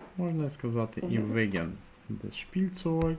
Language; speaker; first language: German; non-native, fluent; Ukrainian